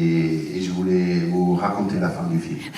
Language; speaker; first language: French; non-native, fluent; Italian